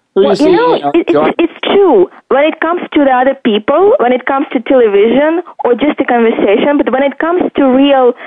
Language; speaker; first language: English; non-native, fluent; Ukrainian